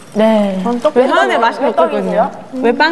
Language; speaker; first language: Korean; native; Korean